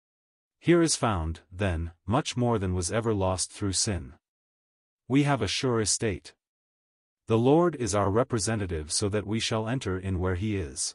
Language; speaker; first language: English; native; English